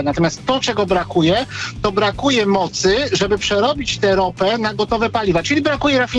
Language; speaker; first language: Polish; native; Polish